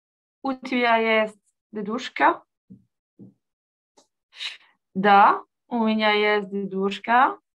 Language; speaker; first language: Russian; non-native, learner; French